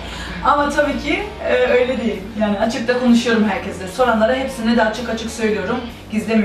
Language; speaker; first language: Turkish; early bilingual, heritage; Turkish